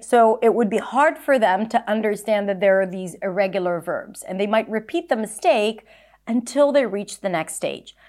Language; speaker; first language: English; non-native, fluent; Hebrew